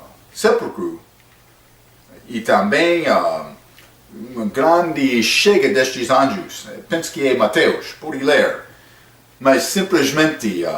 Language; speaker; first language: Portuguese; non-native, fluent; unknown